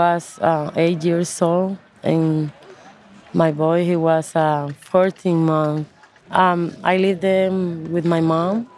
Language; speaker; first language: English; non-native, learner; Spanish